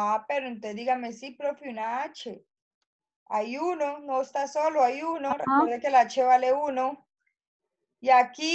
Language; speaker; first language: Spanish; native; Spanish